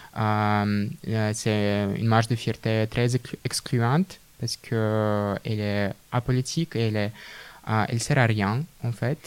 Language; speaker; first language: French; non-native, fluent; Russian